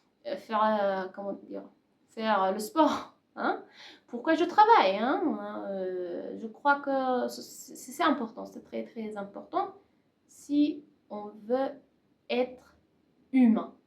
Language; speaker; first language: French; non-native, learner; Persian